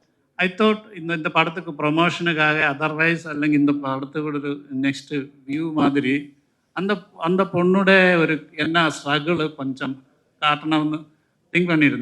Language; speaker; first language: Tamil; non-native, learner; Malayalam